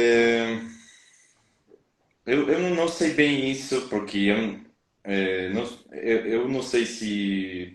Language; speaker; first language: Portuguese; non-native, fluent; Spanish